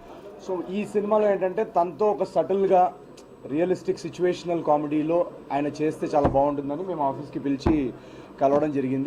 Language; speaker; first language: Telugu; native; Telugu